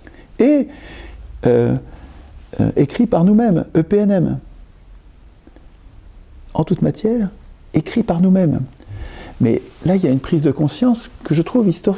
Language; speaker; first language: French; native; French